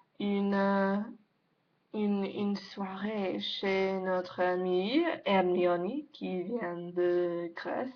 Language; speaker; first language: French; non-native, learner; English